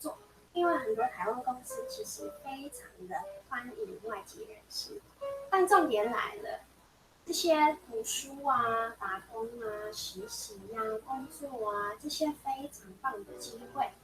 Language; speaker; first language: Chinese; non-native, fluent; Mongolian